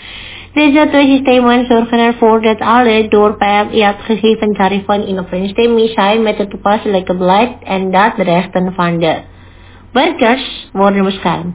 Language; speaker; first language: Dutch; non-native, fluent; Indonesian